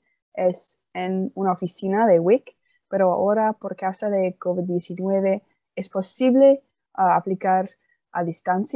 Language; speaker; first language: Spanish; non-native, fluent; English